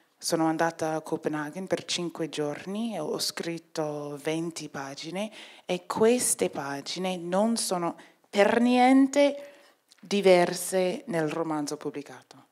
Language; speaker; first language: Italian; non-native, fluent; English